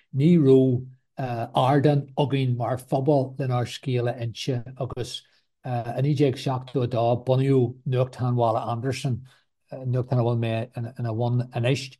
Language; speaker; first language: Irish; non-native, local second language; English